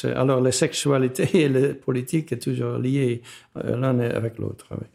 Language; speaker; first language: French; non-native, fluent; Dutch